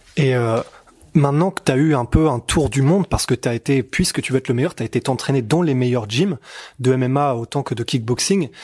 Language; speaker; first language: French; native; French